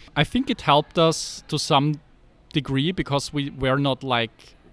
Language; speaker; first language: English; non-native, fluent; German